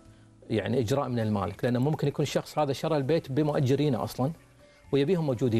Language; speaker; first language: Arabic; native; Arabic